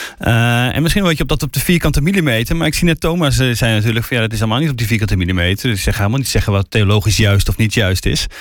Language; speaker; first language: Dutch; native; Dutch